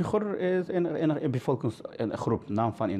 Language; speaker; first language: Dutch; non-native, learner; Uyghur